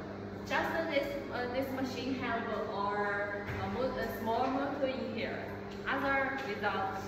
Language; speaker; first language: English; non-native, learner; Chinese